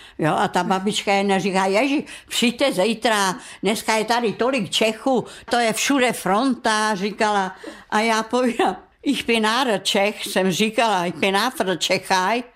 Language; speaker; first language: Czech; non-native, local second language; German